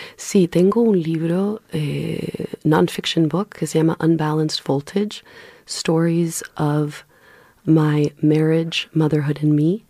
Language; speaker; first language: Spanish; early bilingual, heritage; Spanish